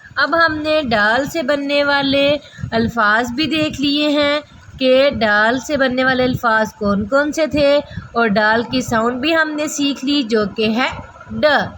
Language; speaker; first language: Urdu; non-native, local second language; Punjabi